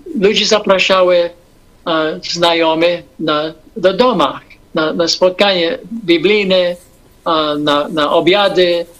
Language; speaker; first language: Polish; early bilingual, heritage; English